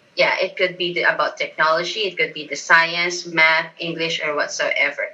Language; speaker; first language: English; non-native, local second language; Filipino